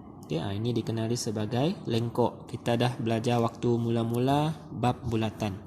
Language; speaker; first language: Malay; native; Malay